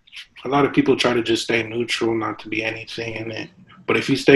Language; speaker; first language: English; native; English